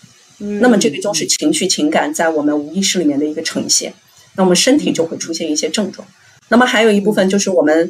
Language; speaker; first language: Chinese; native; Chinese